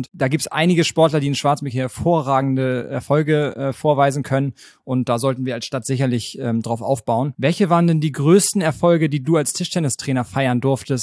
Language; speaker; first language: German; native; German